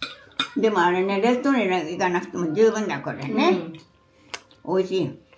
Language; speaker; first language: Japanese; native; Japanese